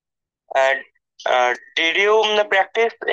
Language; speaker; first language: English; non-native, learner; Bangla